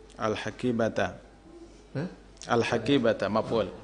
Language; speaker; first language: Arabic; non-native, fluent; Indonesian